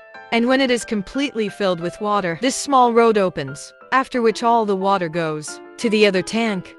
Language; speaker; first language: English; non-native, local second language; Hindi